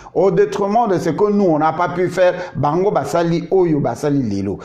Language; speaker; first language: French; non-native, local second language; Lingala